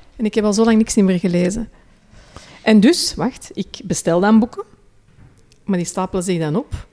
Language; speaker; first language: Dutch; early bilingual, other home language; Hindi